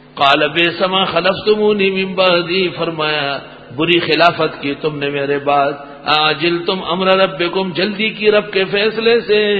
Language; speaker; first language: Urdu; non-native, local second language; Pashto